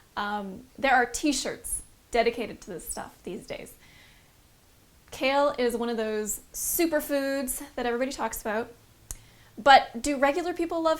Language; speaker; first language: English; native; English